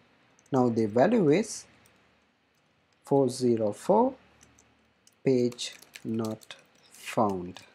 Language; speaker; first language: English; non-native, fluent; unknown